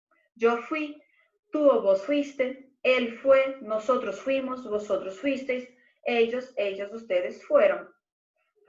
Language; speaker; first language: Spanish; non-native, fluent; Portuguese